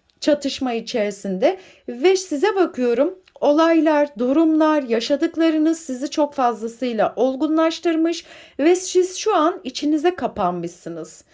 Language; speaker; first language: Turkish; native; Turkish